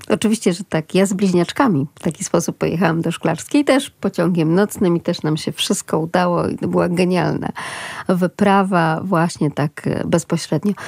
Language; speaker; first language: Polish; native; Polish